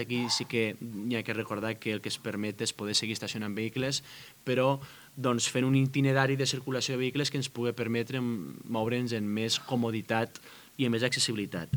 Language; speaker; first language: Catalan; native; Catalan